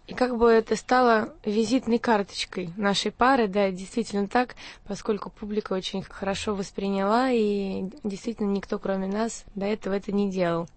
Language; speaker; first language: Russian; native; Russian